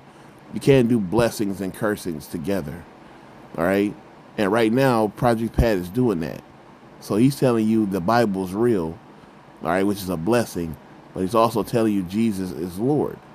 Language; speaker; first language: English; native; English